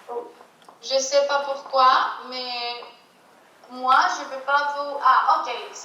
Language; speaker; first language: French; non-native, fluent; Greek